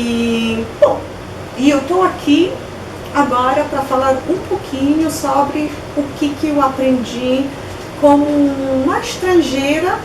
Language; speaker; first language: Portuguese; non-native, fluent; Polish